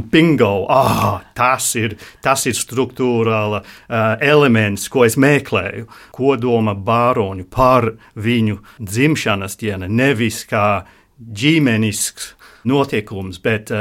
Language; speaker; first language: Latvian; non-native, learner; English